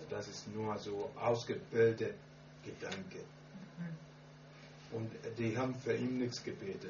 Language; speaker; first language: German; non-native, learner; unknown